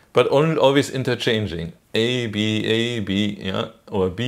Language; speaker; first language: English; non-native, fluent; German